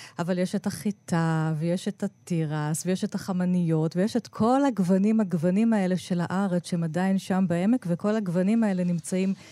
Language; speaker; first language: Hebrew; native; Hebrew